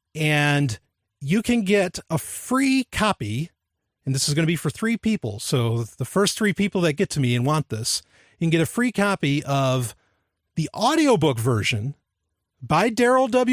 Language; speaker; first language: English; native; English